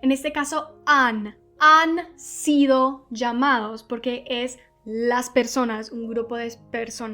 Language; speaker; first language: Spanish; non-native, fluent; English